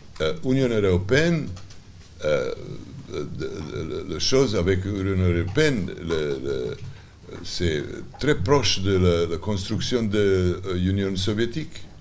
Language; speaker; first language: French; non-native, learner; Serbian